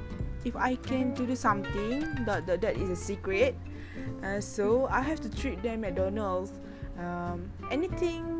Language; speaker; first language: English; non-native, learner; Malay